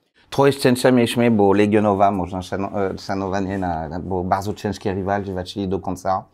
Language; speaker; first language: Polish; non-native, learner; French